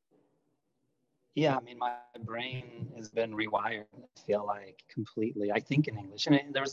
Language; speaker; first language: English; non-native, fluent; Lithuanian